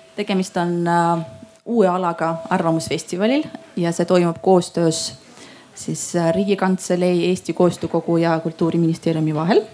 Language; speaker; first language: Estonian; non-native, local second language; Russian